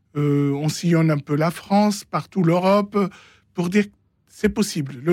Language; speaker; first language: French; non-native, local second language; Arabic